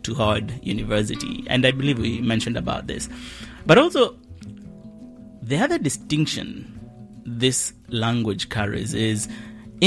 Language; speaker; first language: English; non-native, local second language; Kikuyu